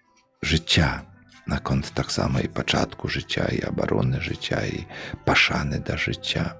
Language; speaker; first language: Polish; non-native, local second language; Belarusian